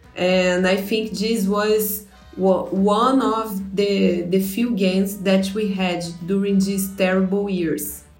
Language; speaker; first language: English; non-native, fluent; Portuguese